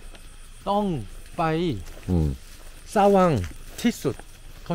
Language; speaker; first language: Thai; non-native, learner; Korean